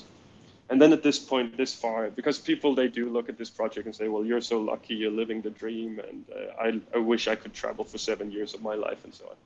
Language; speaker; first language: English; non-native, fluent; Danish